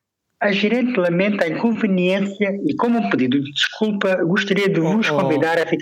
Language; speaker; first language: Portuguese; native; Portuguese